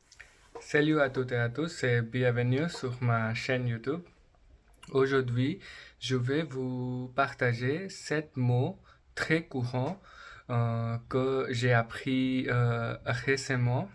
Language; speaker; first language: French; non-native, learner; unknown